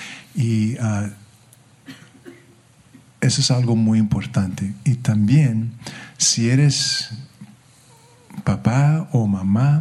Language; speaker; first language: Spanish; early bilingual, heritage; English